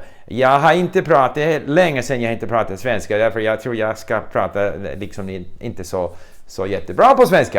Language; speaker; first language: Swedish; non-native, fluent; English